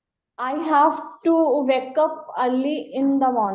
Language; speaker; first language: English; non-native, learner; Hindi